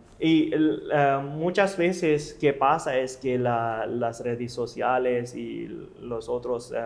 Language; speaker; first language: Spanish; non-native, learner; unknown